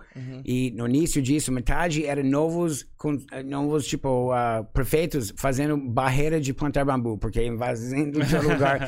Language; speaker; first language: Portuguese; non-native, fluent; English